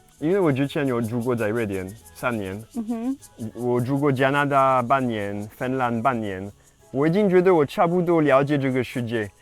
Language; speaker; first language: Chinese; non-native, fluent; French